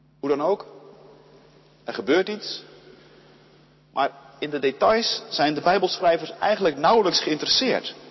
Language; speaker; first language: Dutch; native; Dutch